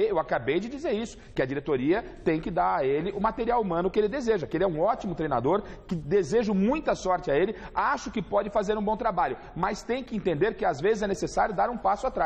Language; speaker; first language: Portuguese; native; Portuguese